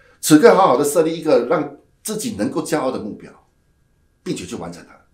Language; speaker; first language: Chinese; native; Chinese